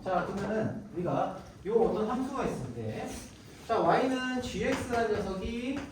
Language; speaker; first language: Korean; native; Korean